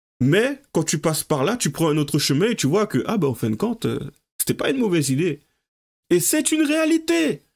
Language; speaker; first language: French; native; French